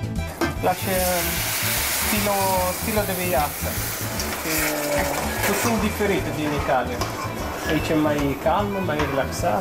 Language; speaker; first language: Romanian; non-native, learner; Italian